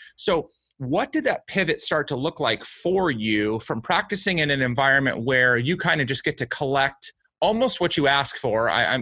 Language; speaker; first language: English; native; English